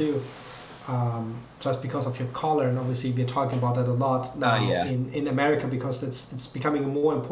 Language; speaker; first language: English; non-native, fluent; German